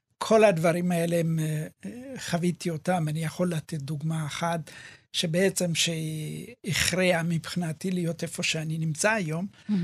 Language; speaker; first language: Hebrew; early bilingual, other home language; Amharic